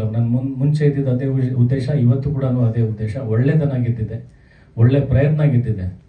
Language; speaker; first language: Kannada; native; Kannada